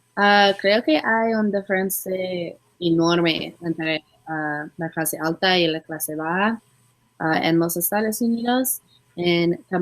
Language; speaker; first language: Spanish; non-native, learner; English